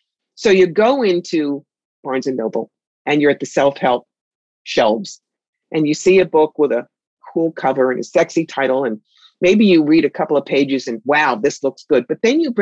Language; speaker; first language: English; native; English